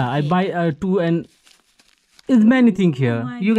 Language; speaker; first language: English; non-native, learner; Hindi